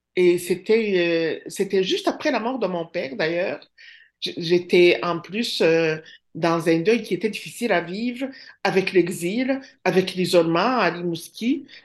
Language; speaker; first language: French; non-native, local second language; Kinyarwanda